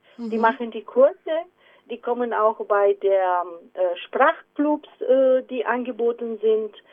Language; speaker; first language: German; non-native, fluent; Romanian